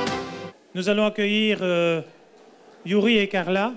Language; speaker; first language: French; native; French